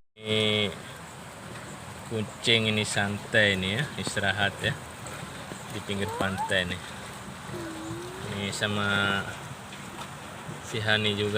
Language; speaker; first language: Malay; non-native, local second language; Javanese